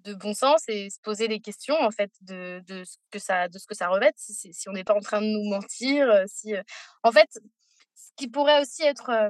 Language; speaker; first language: French; native; French